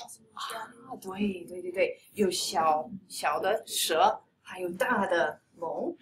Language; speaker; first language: Chinese; non-native, fluent; English